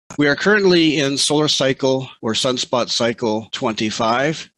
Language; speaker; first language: English; native; English